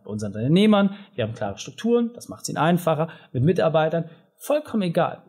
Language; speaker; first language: German; native; German